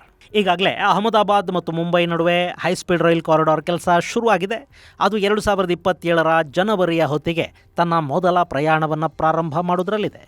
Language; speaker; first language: Kannada; native; Kannada